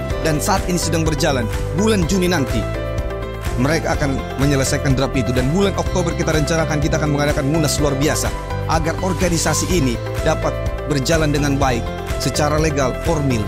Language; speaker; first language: Indonesian; native; Indonesian